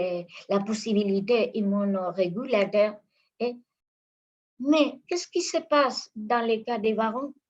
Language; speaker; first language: French; non-native, fluent; Spanish